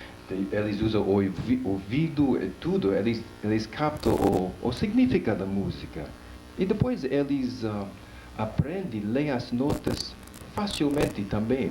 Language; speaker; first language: Portuguese; non-native, fluent; English